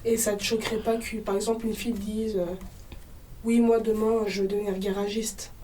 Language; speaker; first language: French; native; French